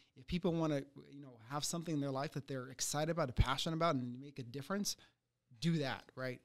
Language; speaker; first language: English; early bilingual, other home language; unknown